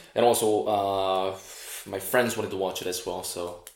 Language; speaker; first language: English; non-native, fluent; Korean